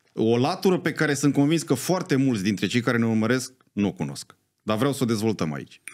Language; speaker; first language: Romanian; native; Romanian